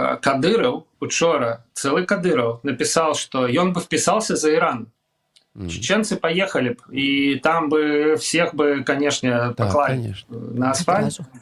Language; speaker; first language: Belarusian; non-native, local second language; Russian